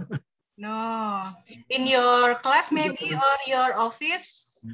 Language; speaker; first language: English; non-native, learner; Indonesian